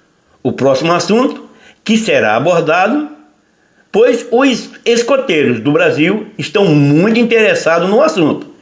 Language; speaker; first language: Portuguese; native; Portuguese